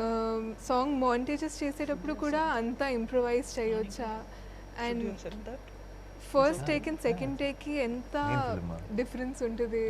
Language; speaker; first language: Telugu; non-native, fluent; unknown